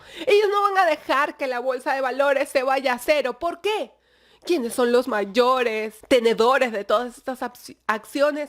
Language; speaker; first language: Spanish; native; Spanish